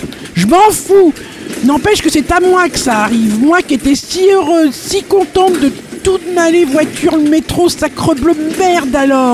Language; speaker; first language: French; native; French